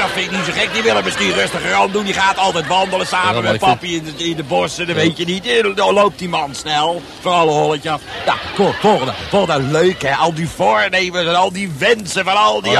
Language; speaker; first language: Dutch; native; Dutch